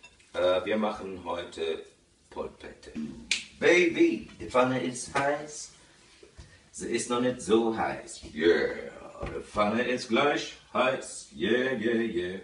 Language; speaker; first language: German; early bilingual, other home language; Italian